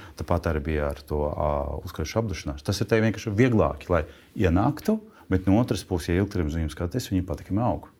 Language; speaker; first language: Latvian; non-native, local second language; Russian